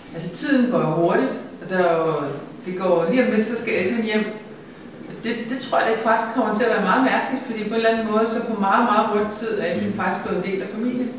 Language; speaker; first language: Danish; native; Danish